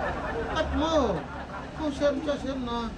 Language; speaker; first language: Vietnamese; non-native, learner; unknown